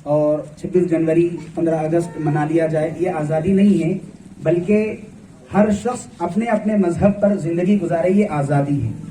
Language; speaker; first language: Hindi; native; Hindi